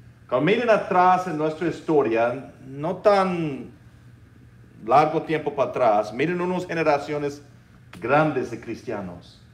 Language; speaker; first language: Spanish; non-native, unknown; English